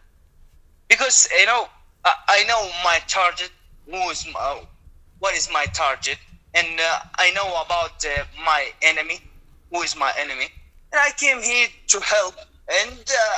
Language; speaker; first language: English; non-native, learner; Russian